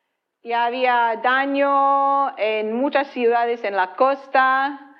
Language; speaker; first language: Spanish; non-native, fluent; English